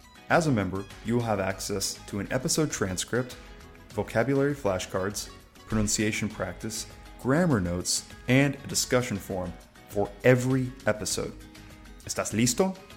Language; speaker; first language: English; native; English